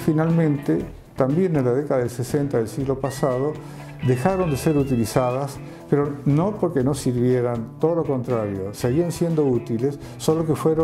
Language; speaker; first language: Spanish; native; Spanish